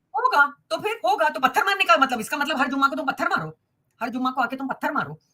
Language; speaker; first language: Hindi; native; Hindi